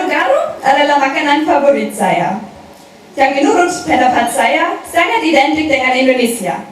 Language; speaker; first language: Indonesian; non-native, learner; German